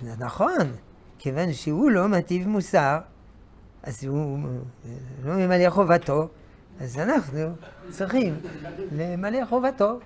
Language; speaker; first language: Hebrew; non-native, fluent; French